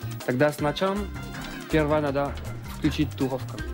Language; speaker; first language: Russian; non-native, learner; French